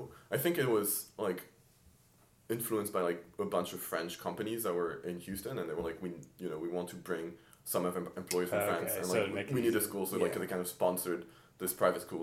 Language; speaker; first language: English; early bilingual, other home language; French